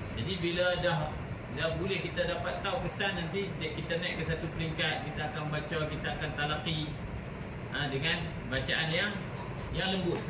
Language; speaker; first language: Malay; native; Malay